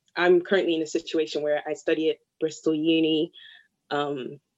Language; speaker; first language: English; early bilingual, other home language; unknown